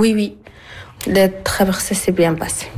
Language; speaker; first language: French; non-native, learner; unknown